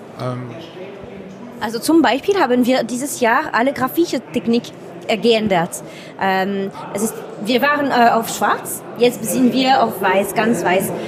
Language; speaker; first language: German; non-native, learner; French